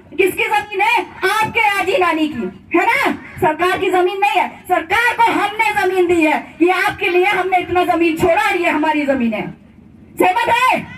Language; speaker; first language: Hindi; native; Hindi